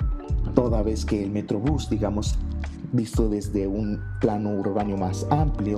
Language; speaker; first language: Spanish; native; Spanish